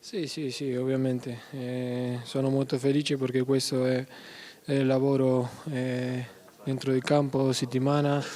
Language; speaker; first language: Italian; non-native, learner; Spanish